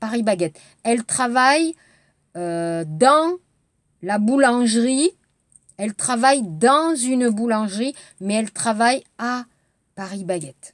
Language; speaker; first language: French; native; French